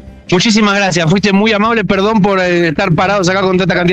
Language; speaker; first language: Spanish; native; Spanish